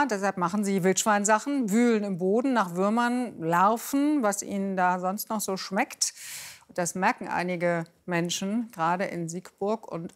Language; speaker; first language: German; native; German